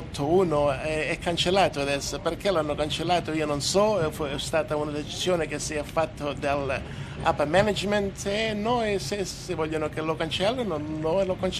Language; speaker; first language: Italian; native; Italian